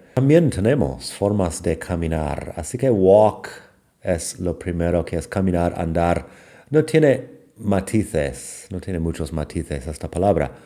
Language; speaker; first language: Spanish; non-native, fluent; English